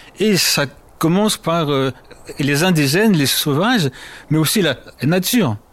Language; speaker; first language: French; early bilingual, other home language; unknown